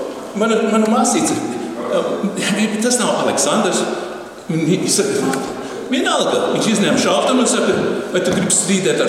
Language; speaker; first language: Latvian; early bilingual, heritage; Latvian